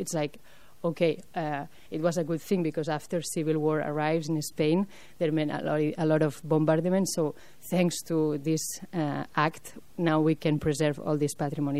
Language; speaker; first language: English; non-native, fluent; French